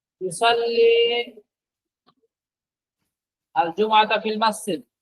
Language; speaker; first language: Arabic; non-native, fluent; Bangla